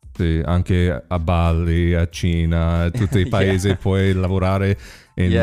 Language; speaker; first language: Italian; non-native, learner; English